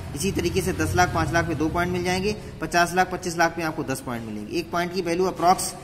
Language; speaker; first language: Hindi; native; Hindi